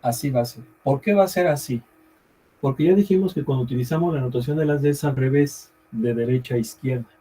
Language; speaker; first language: Spanish; native; Spanish